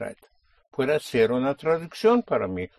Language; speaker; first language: Spanish; non-native, fluent; English